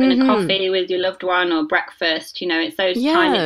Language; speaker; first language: English; native; English